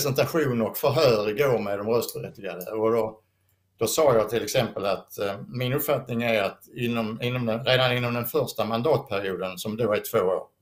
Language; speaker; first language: Swedish; native; Swedish